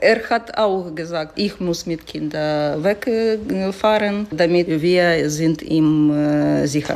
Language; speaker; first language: German; non-native, learner; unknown